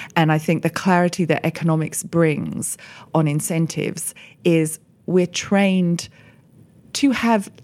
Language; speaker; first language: English; native; English